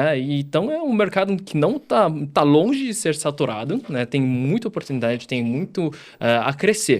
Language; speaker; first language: Portuguese; early bilingual, other home language; Chinese